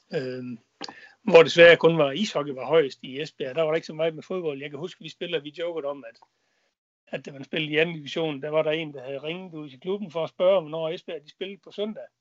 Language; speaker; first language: Danish; native; Danish